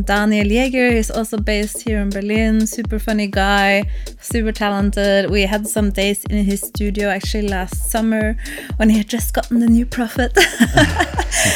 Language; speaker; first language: English; non-native, fluent; Norwegian